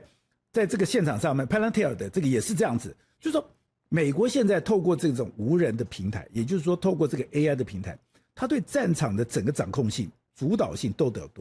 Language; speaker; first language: Chinese; native; Chinese